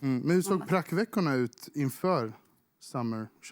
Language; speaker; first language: Swedish; native; Swedish